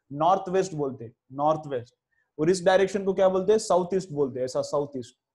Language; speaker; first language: Hindi; non-native, local second language; Marathi